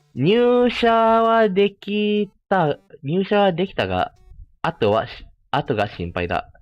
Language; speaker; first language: Japanese; non-native, fluent; Malay